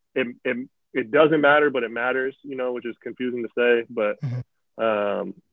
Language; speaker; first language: English; native; English